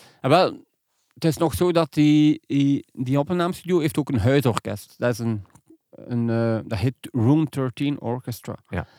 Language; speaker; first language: Dutch; non-native, local second language; French